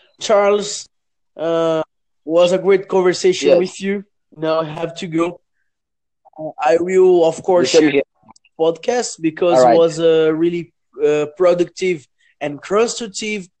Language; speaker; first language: English; non-native, learner; Portuguese